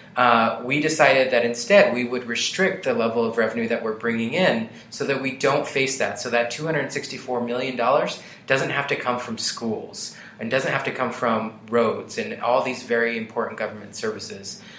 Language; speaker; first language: English; native; English